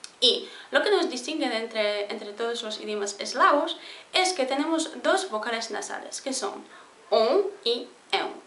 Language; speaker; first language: Spanish; non-native, fluent; Polish